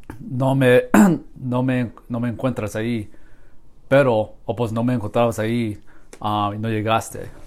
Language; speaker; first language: Spanish; non-native, learner; English